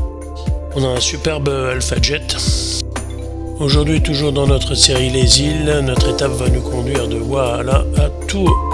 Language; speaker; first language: French; native; French